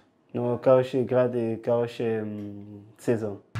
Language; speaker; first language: Russian; non-native, learner; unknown